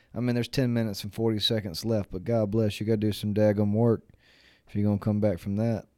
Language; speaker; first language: English; native; English